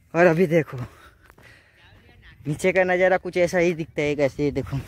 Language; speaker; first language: Hindi; non-native, local second language; Gujarati